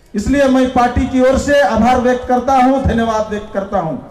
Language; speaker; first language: Hindi; non-native, local second language; Bangla